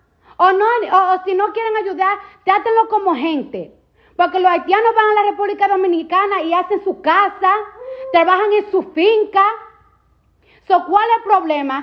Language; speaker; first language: Spanish; early bilingual, heritage; Spanish